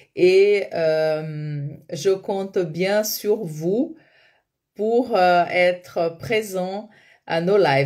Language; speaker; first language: French; non-native, fluent; Portuguese